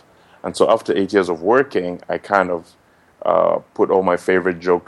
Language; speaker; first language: English; non-native, local second language; Ganda